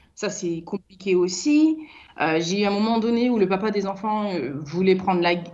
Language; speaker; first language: French; native; French